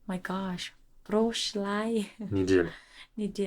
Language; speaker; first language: Russian; non-native, learner; English